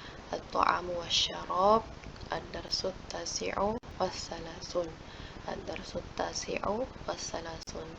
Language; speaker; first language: Arabic; non-native, fluent; Indonesian